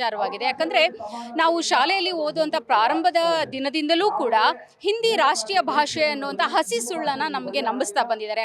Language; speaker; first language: Kannada; native; Kannada